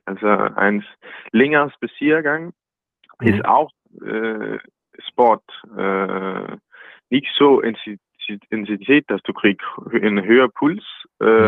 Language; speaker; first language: German; non-native, learner; Danish